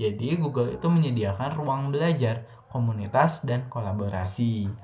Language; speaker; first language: Indonesian; native; Indonesian